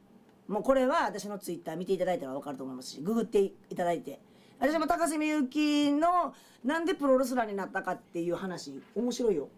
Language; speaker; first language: Japanese; native; Japanese